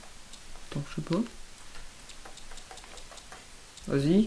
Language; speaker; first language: French; native; French